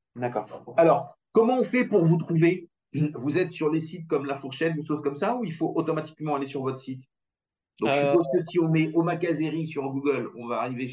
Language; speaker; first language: French; native; French